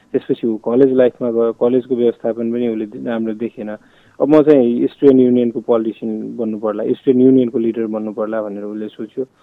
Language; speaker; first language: Nepali; non-native, local second language; Maithili